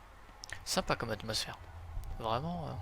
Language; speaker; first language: French; native; French